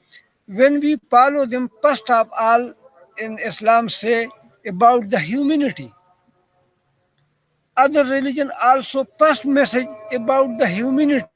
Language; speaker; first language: English; non-native, learner; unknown